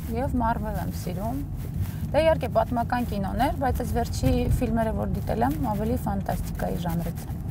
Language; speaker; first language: Armenian; early bilingual, heritage; Armenian